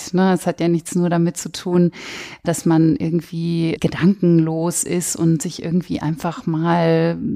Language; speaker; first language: German; native; German